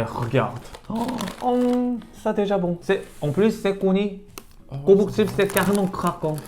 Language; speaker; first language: French; non-native, learner; Korean